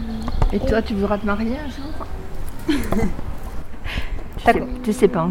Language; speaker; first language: French; native; French